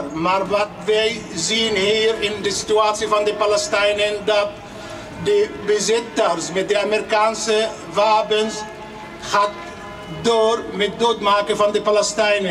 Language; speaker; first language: Dutch; non-native, learner; Arabic